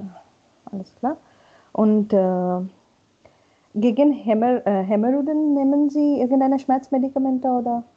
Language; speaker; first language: German; non-native, learner; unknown